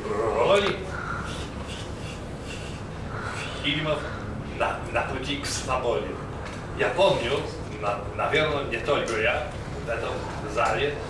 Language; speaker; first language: Russian; non-native, fluent; Polish